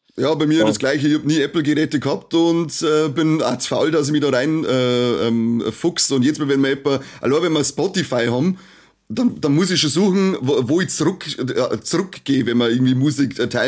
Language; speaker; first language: German; native; German